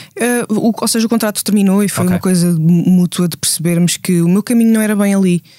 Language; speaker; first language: Portuguese; native; Portuguese